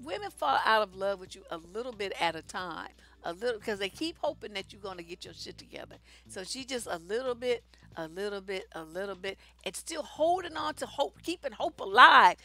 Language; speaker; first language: English; native; English